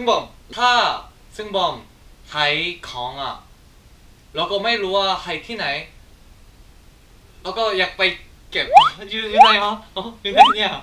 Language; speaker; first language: Thai; non-native, learner; Korean